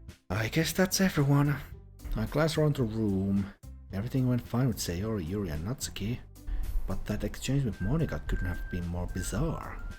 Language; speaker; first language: English; non-native, fluent; Finnish